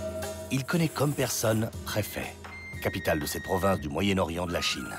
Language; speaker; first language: French; native; French